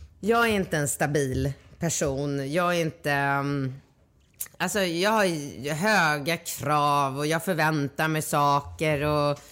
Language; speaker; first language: Swedish; native; Swedish